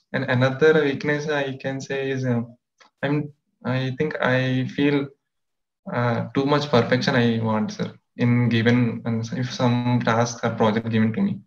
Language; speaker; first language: English; non-native, local second language; Telugu